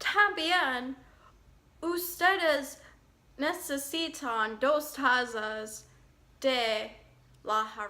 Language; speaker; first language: Spanish; non-native, learner; English